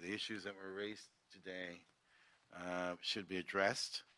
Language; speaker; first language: English; native; English